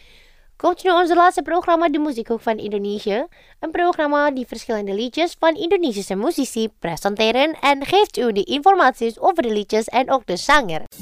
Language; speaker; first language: Dutch; non-native, fluent; Indonesian